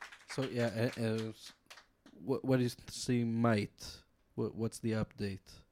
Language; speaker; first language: English; non-native, fluent; Hebrew